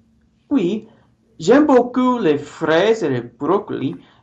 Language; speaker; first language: French; non-native, learner; English